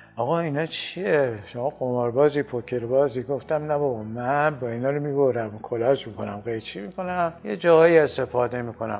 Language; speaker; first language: Persian; native; Persian